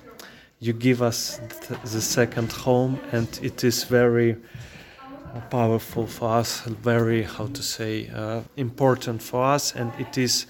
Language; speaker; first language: English; non-native, learner; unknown